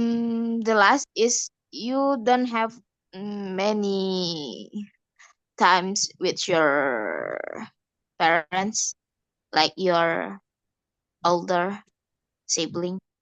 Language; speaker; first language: English; non-native, learner; Indonesian